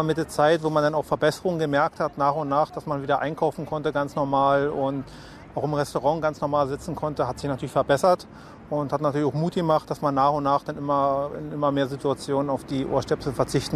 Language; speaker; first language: German; native; German